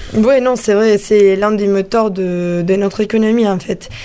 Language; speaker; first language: French; non-native, fluent; Spanish